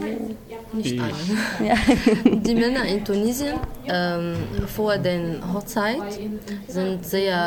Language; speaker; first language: German; non-native, learner; Arabic